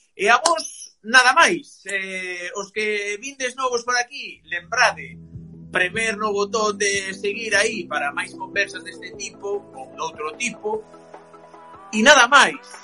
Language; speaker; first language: Galician; native; Galician